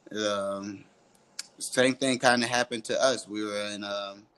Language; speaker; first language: English; early bilingual, other home language; French